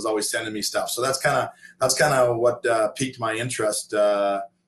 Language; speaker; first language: English; native; English